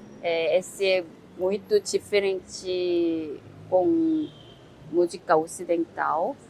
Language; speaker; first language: Portuguese; non-native, learner; Korean